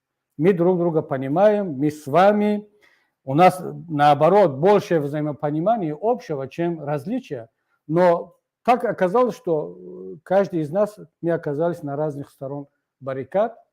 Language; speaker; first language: Russian; non-native, local second language; Tajik